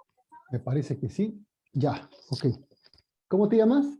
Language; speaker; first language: Spanish; native; Spanish